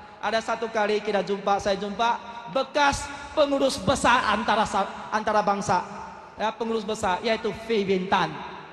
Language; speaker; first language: Malay; non-native, local second language; Chinese